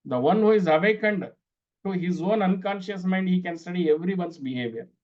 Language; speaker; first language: English; non-native, local second language; Kannada